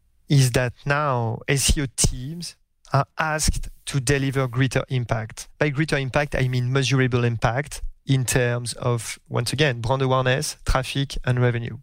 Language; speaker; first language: English; non-native, fluent; French